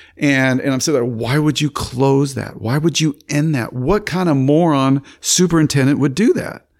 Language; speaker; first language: English; native; English